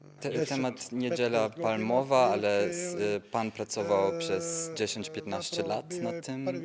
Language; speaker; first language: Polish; non-native, learner; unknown